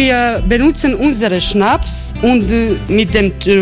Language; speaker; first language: German; non-native, learner; Croatian